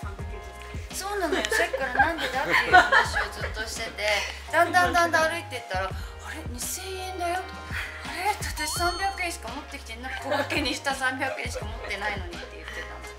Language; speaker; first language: Japanese; native; Japanese